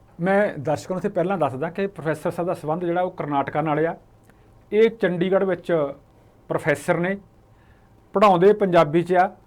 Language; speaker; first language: Punjabi; native; Punjabi